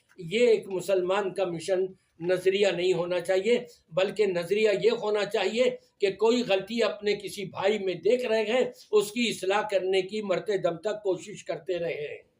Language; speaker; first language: Urdu; native; Urdu